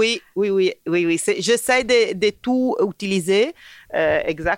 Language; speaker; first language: French; non-native, fluent; Italian